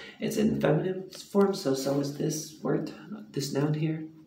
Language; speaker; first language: English; native; English